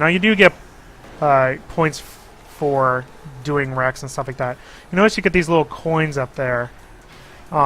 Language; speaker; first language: English; native; English